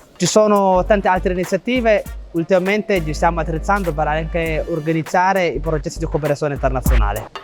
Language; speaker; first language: Italian; non-native, fluent; Somali